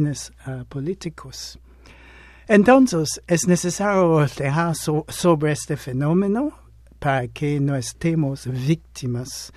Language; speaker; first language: Spanish; non-native, fluent; English